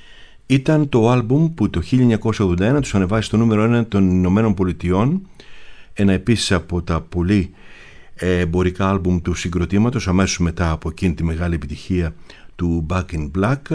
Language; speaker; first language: Greek; native; Greek